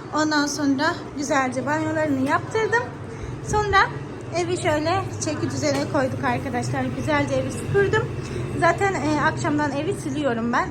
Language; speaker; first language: Turkish; native; Turkish